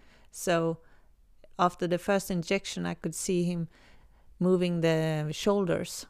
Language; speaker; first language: English; non-native, fluent; Swedish